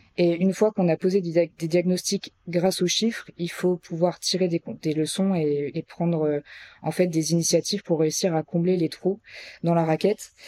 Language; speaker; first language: French; native; French